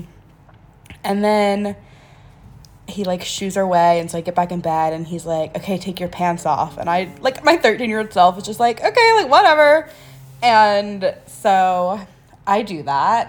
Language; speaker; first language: English; native; English